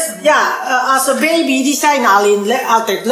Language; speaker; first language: Dutch; non-native, learner; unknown